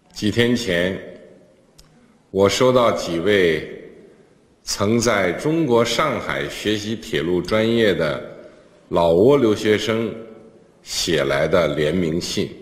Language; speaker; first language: Chinese; native; Chinese